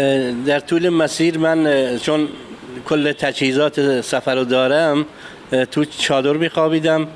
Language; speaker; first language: Persian; non-native, local second language; Kurdish